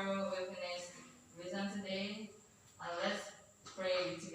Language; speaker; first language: English; non-native, learner; Indonesian